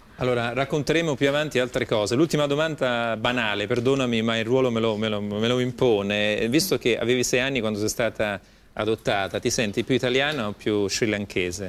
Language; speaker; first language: Italian; native; Italian